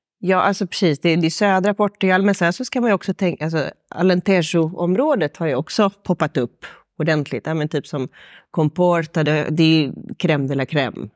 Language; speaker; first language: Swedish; native; Swedish